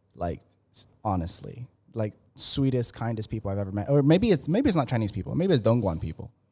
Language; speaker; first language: English; early bilingual, other home language; Spanish